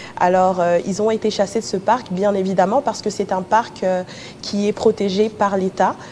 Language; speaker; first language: French; early bilingual, other home language; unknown